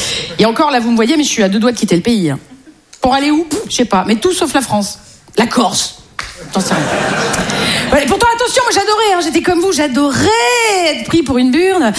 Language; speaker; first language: French; native; French